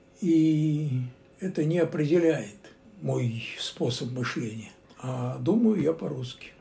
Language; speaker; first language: Russian; native; Russian